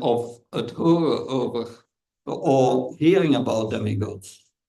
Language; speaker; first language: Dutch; non-native, fluent; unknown